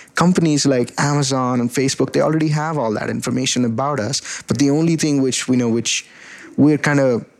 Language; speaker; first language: English; non-native, local second language; Hindi